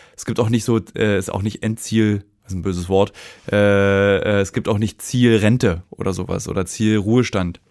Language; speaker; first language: German; native; German